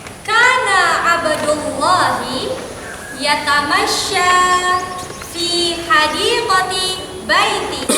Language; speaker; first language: Arabic; non-native, fluent; Indonesian